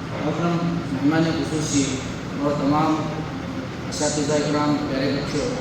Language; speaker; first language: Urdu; native; Urdu